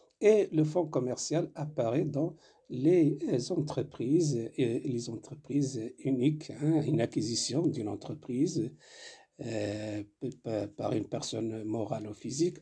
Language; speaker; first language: French; non-native, local second language; Arabic